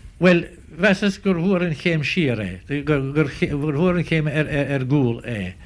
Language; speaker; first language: Irish; native; Irish